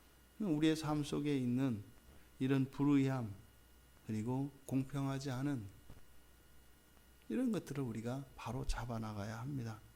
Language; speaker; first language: Korean; native; Korean